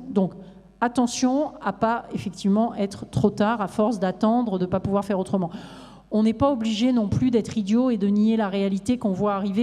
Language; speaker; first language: French; native; French